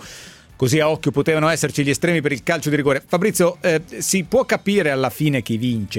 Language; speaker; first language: Italian; native; Italian